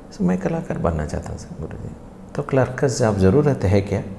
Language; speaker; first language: Hindi; non-native, local second language; Telugu